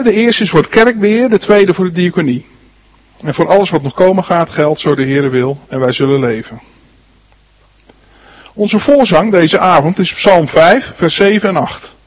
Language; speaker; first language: Dutch; native; Dutch